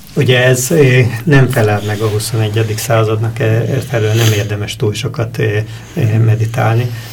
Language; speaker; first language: Hungarian; native; Hungarian